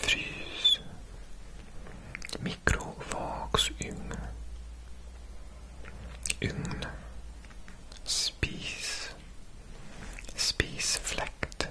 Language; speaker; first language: Swedish; non-native, learner; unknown